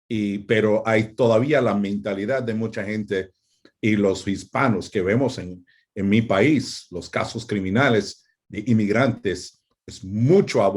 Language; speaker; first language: Spanish; non-native, fluent; English